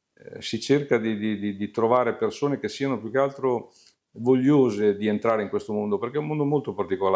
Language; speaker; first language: Italian; native; Italian